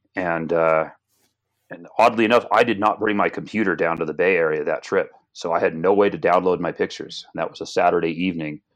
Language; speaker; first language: English; native; English